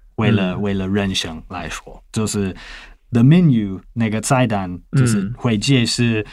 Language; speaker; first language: Chinese; non-native, fluent; English